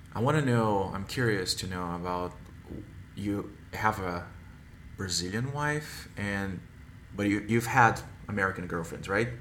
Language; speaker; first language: English; non-native, fluent; Portuguese